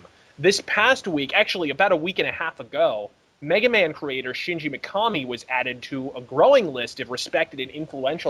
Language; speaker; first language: English; native; English